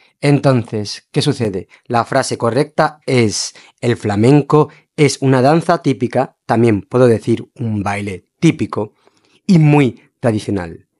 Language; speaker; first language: Spanish; non-native, fluent; Portuguese